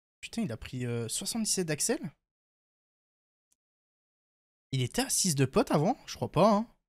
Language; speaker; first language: French; native; French